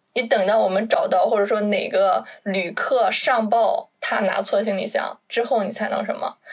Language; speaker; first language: Chinese; native; Chinese